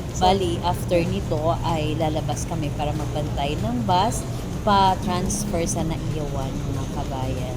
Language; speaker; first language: Filipino; non-native, local second language; Hiligaynon